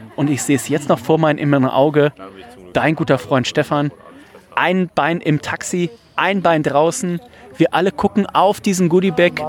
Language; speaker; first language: German; native; German